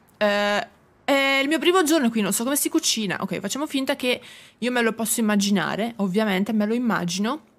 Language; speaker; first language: Italian; native; Italian